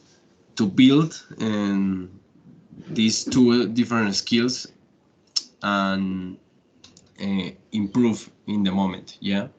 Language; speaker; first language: English; non-native, learner; Spanish